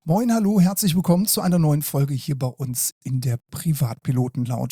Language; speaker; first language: German; native; German